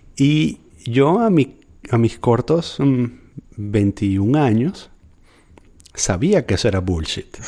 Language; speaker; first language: Spanish; native; Spanish